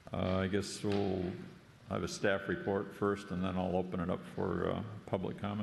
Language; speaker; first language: English; native; English